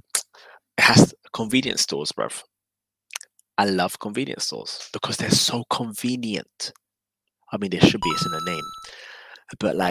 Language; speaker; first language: English; native; English